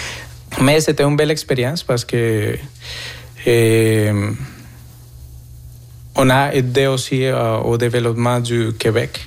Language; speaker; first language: French; non-native, fluent; Spanish